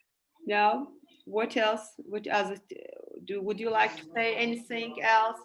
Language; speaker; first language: English; non-native, fluent; Azerbaijani